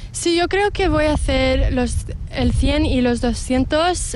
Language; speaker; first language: Spanish; early bilingual, heritage; English